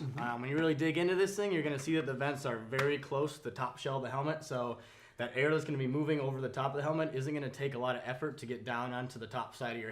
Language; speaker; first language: English; native; English